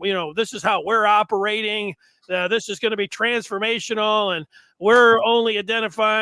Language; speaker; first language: English; native; English